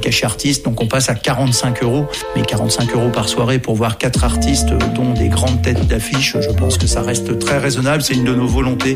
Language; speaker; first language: French; native; French